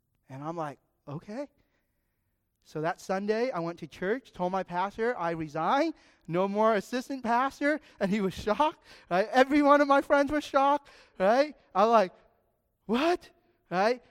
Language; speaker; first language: English; native; English